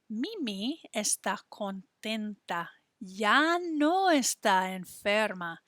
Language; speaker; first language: Spanish; non-native, fluent; English